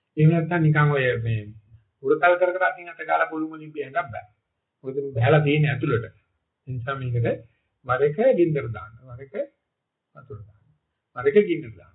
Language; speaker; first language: Sinhala; native; Sinhala